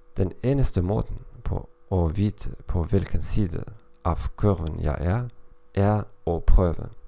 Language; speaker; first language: Norwegian; non-native, learner; German